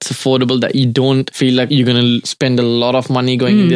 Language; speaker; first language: English; non-native, local second language; Sinhala